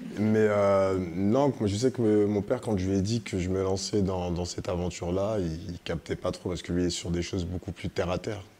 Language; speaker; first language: French; early bilingual, other home language; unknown